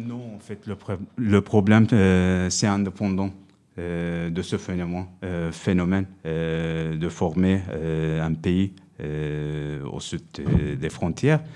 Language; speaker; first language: French; non-native, fluent; Turkish